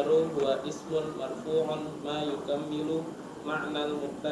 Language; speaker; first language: Arabic; non-native, learner; Indonesian